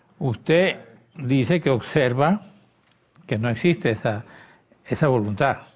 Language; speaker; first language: Spanish; native; Spanish